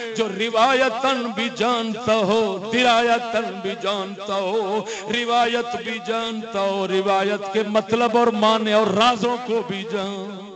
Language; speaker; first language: Urdu; non-native, local second language; Saraiki